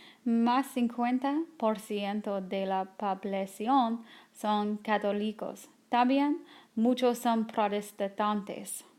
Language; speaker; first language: Spanish; non-native, learner; English